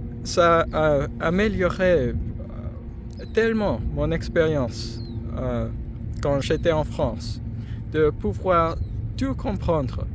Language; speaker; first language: French; non-native, fluent; English